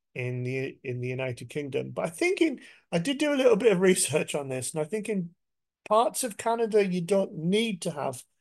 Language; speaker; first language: English; native; English